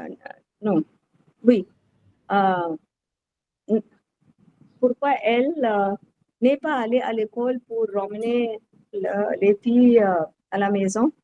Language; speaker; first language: French; non-native, learner; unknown